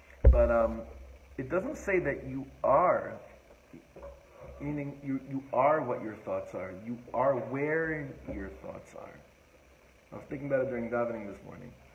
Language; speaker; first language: English; native; English